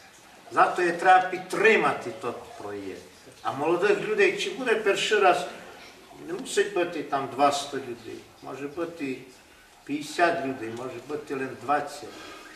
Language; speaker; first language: Ukrainian; early bilingual, heritage; Ukrainian